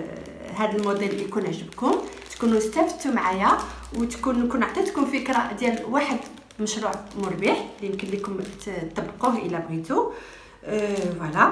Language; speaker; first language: Arabic; native; Arabic